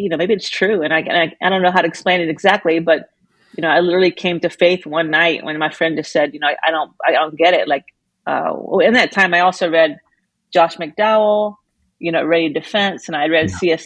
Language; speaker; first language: English; native; English